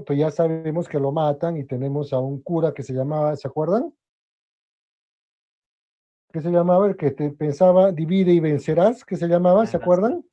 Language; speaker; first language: Spanish; native; Spanish